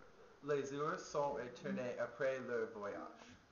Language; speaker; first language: French; non-native, learner; English